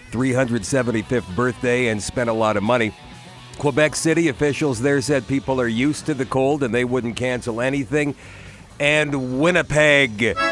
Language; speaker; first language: English; native; English